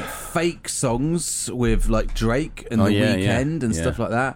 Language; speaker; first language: English; native; English